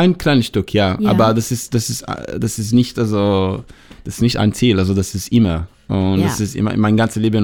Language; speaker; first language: German; non-native, learner; Hebrew